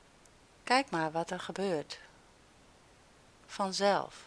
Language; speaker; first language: Dutch; native; Dutch